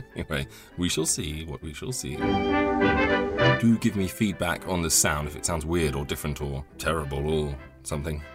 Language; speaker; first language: English; native; English